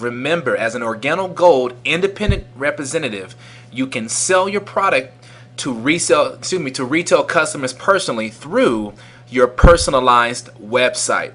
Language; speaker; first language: English; native; English